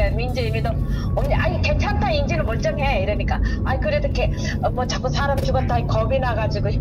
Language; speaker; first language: Korean; native; Korean